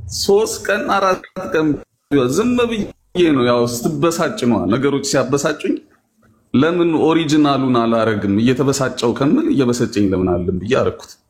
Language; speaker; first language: Amharic; non-native, local second language; Tigrinya